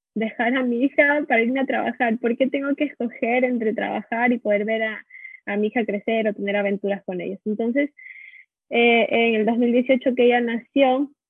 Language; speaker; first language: Spanish; native; Spanish